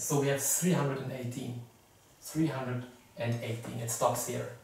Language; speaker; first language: English; non-native, fluent; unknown